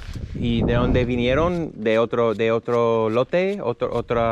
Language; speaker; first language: Spanish; non-native, fluent; English